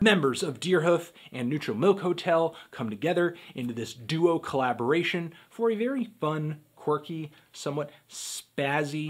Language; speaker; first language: English; native; English